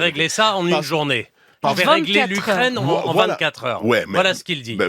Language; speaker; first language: French; native; French